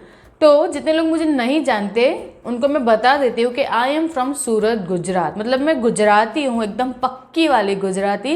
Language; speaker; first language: Hindi; non-native, local second language; Gujarati